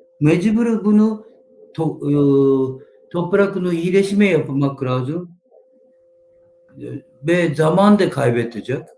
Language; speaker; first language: Turkish; non-native, learner; Japanese